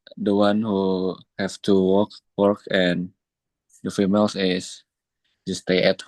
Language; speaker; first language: English; non-native, learner; Indonesian